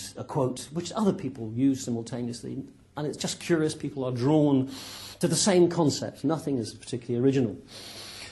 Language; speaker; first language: English; native; English